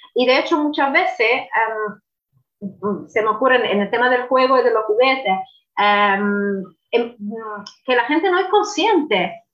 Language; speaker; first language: Spanish; non-native, fluent; Italian